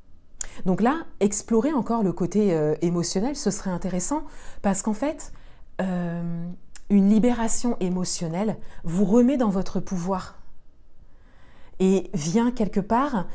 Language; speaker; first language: French; native; French